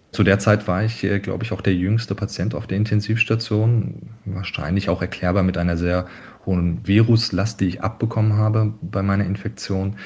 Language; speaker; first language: German; early bilingual, other home language; Turkish